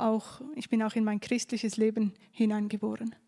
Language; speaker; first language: German; native; German